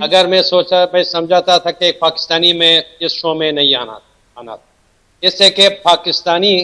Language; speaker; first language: Hindi; non-native, fluent; Persian